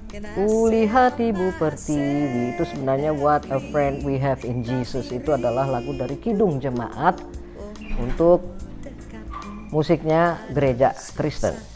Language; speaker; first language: Indonesian; native; Indonesian